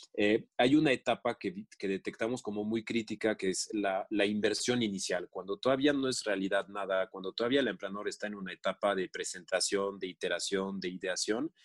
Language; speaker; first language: Spanish; non-native, fluent; French